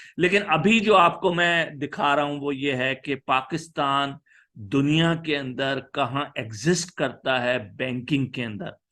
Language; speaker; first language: Urdu; native; Urdu